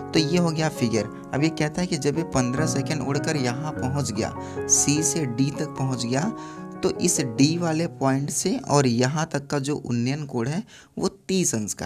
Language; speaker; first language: Hindi; native; Hindi